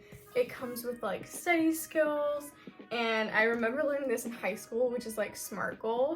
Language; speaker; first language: English; native; English